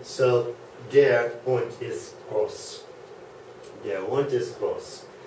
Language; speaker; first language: German; non-native, fluent; English